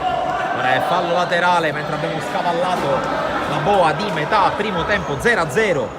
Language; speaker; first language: Italian; native; Italian